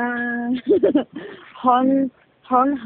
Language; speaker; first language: Chinese; non-native, learner; Korean